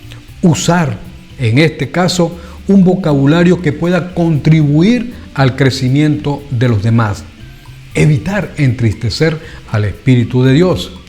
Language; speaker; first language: Spanish; native; Spanish